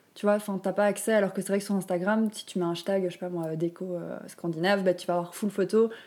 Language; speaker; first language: French; native; French